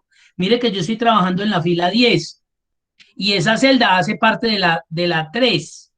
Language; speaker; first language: Spanish; native; Spanish